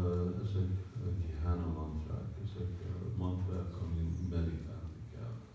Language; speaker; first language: Hungarian; early bilingual, heritage; Hungarian